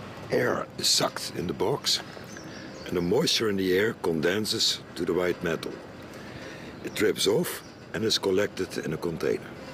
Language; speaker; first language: English; non-native, fluent; Dutch